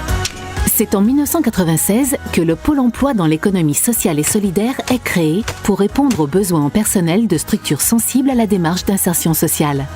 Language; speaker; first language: French; native; French